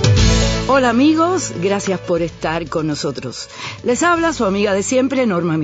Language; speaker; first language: Spanish; native; Spanish